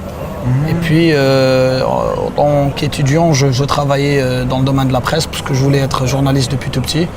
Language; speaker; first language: French; non-native, local second language; Arabic